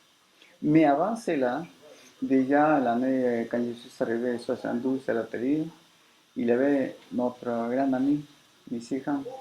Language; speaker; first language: French; non-native, fluent; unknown